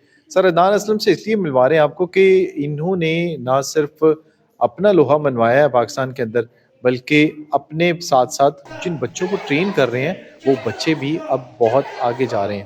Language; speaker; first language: Urdu; native; Urdu